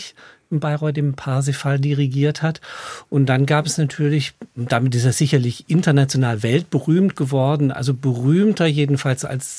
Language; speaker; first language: German; native; German